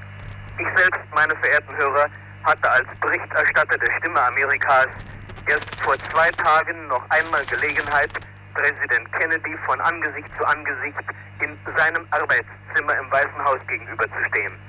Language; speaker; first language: German; native; German